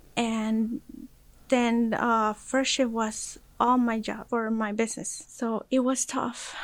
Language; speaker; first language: English; early bilingual, other home language; Spanish